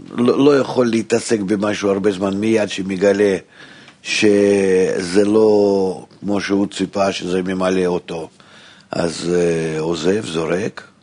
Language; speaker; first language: Hebrew; non-native, fluent; Russian